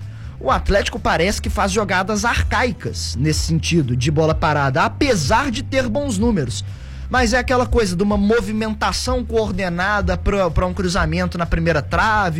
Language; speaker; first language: Portuguese; native; Portuguese